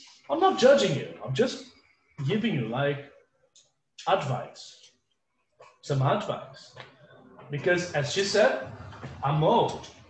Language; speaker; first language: English; non-native, fluent; Portuguese